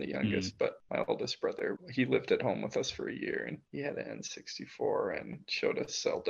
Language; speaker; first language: English; native; English